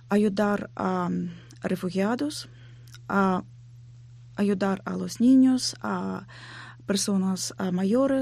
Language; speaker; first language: Spanish; non-native, learner; Ukrainian